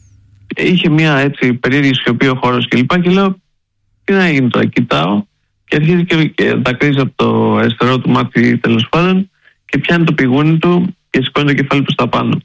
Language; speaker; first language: Greek; native; Greek